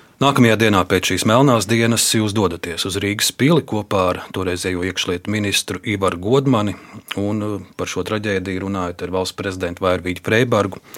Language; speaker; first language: Latvian; native; Latvian